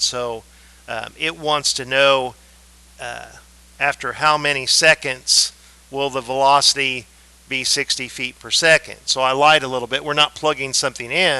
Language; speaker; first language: English; native; English